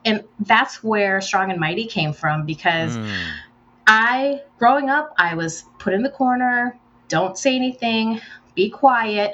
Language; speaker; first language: English; native; English